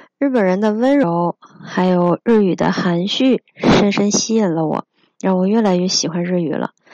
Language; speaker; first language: Chinese; native; Chinese